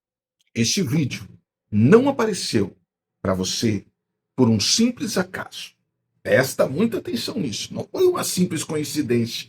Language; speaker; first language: Portuguese; native; Portuguese